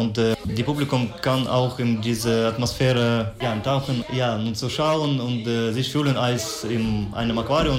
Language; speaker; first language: German; non-native, learner; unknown